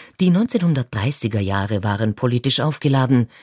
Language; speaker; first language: German; native; German